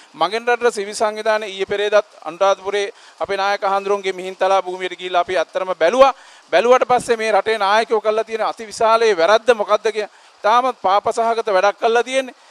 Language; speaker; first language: Sinhala; native; Sinhala